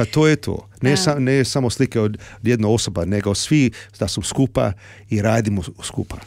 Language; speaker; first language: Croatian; early bilingual, heritage; Serbian